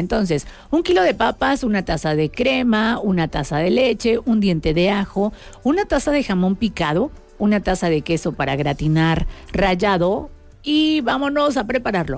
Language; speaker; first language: Spanish; native; Spanish